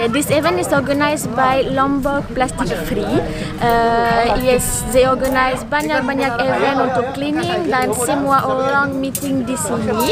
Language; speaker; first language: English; non-native, learner; French